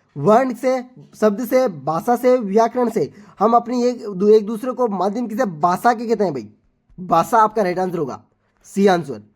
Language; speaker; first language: Hindi; native; Hindi